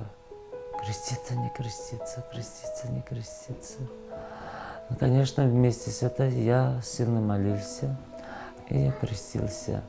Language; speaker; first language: Russian; non-native, fluent; Georgian